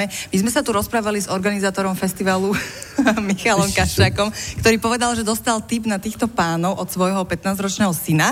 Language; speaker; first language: Slovak; native; Slovak